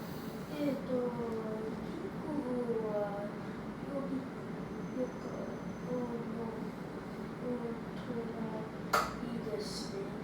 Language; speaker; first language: Japanese; non-native, learner; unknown